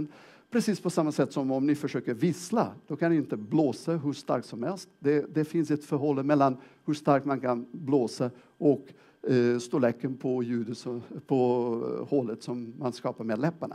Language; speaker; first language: Swedish; non-native, fluent; Portuguese